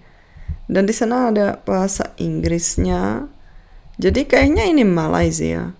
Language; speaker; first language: Indonesian; non-native, fluent; Czech